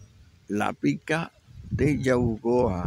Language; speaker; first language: Spanish; native; Spanish